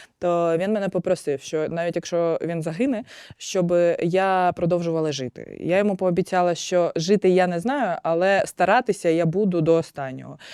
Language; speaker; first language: Ukrainian; non-native, local second language; Russian